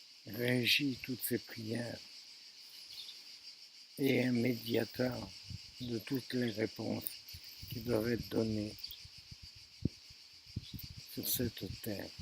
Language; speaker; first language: French; native; French